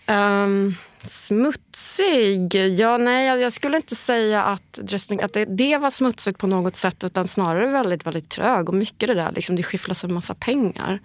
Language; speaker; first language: Swedish; early bilingual, heritage; Swedish